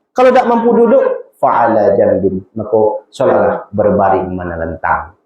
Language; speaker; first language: Malay; non-native, local second language; Minangkabau